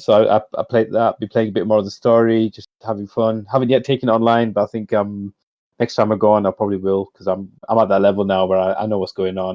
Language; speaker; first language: English; native; English